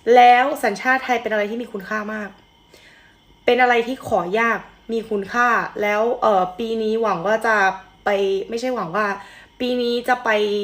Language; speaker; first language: Thai; early bilingual, other home language; Russian